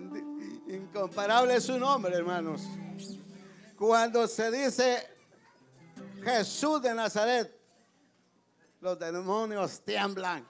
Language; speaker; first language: Spanish; native; Spanish